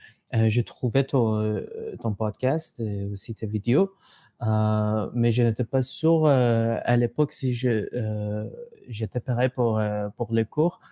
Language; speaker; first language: French; non-native, fluent; English